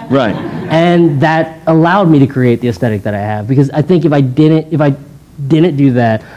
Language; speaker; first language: English; native; English